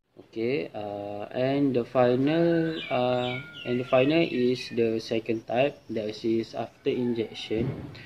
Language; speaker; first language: English; non-native, local second language; Malay